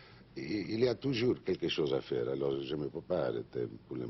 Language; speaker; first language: French; non-native, learner; Spanish